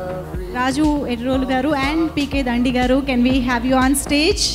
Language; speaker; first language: Telugu; native; Telugu